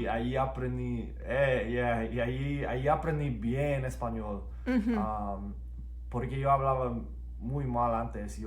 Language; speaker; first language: Spanish; non-native, fluent; English